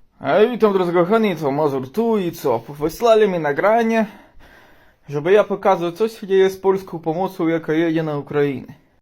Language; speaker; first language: Polish; non-native, learner; Ukrainian